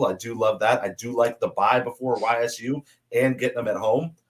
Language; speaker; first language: English; native; English